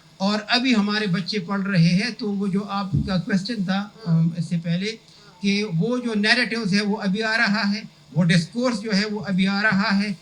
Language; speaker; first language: Urdu; non-native, local second language; Pashto